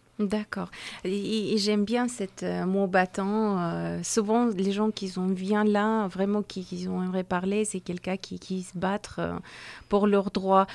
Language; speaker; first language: French; non-native, learner; Persian